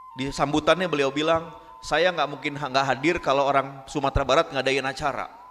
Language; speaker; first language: Indonesian; non-native, local second language; Minangkabau